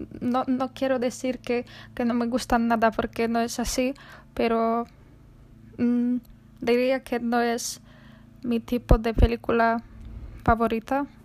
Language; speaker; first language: Spanish; non-native, fluent; Polish